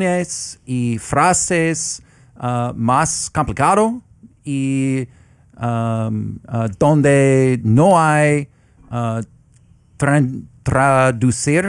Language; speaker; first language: Spanish; non-native, learner; English